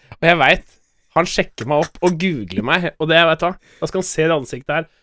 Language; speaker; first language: Norwegian; native; Norwegian